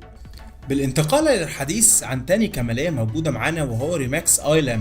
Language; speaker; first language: Arabic; native; Arabic